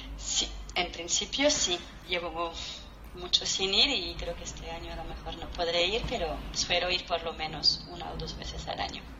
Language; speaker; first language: Spanish; non-native, fluent; French